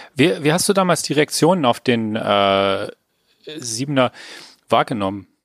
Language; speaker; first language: German; native; German